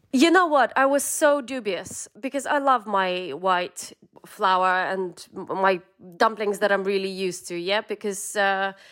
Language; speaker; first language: English; non-native, fluent; Russian